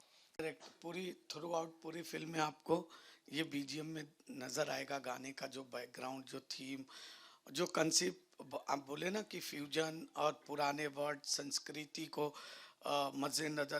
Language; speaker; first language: Hindi; native; Hindi